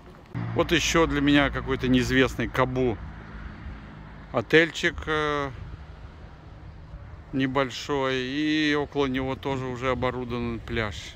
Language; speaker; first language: Russian; native; Russian